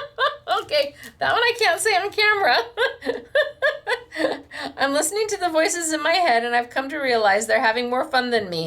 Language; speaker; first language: English; native; English